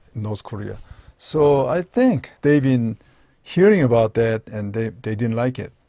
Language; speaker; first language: English; non-native, learner; Korean